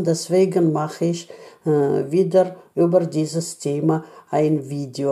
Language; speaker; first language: German; non-native, learner; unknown